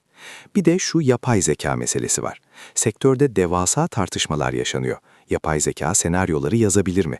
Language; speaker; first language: Turkish; native; Turkish